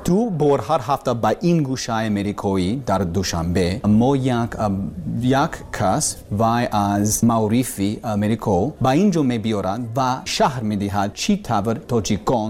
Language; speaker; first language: Persian; non-native, learner; English